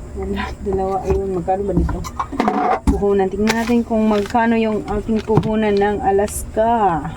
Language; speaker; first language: Filipino; non-native, local second language; Waray